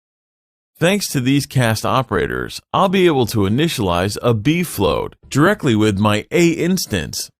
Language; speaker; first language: English; non-native, fluent; French